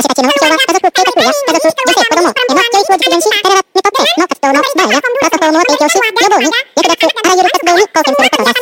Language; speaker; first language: Japanese; non-native, fluent; Indonesian